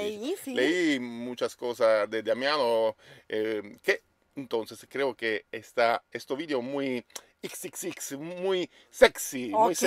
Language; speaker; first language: Spanish; non-native, learner; Italian